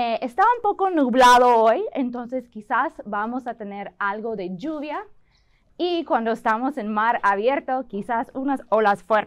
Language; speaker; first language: Spanish; non-native, fluent; English